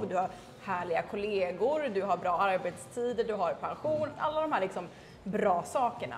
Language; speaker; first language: Swedish; native; Swedish